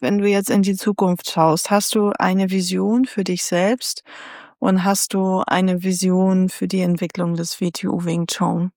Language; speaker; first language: German; native; German